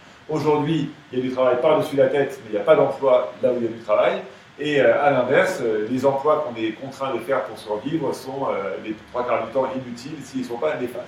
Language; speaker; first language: French; native; French